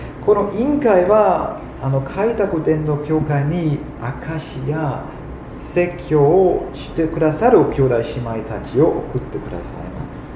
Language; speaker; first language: Japanese; non-native, fluent; German